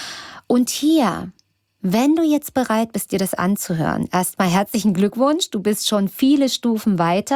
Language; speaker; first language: German; native; German